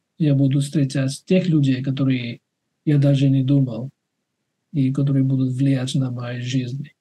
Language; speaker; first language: Russian; non-native, fluent; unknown